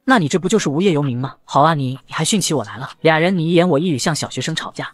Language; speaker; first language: Chinese; native; Chinese